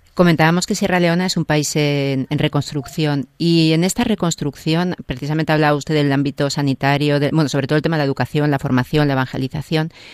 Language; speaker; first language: Spanish; native; Spanish